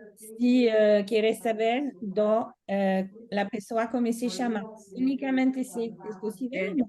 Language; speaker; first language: Portuguese; non-native, learner; Italian